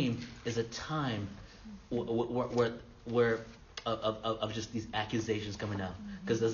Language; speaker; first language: English; native; English